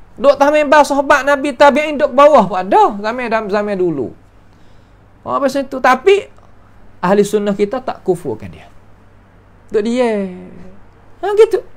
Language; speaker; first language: Malay; native; Malay